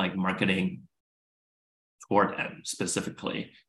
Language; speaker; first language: English; non-native, fluent; Chinese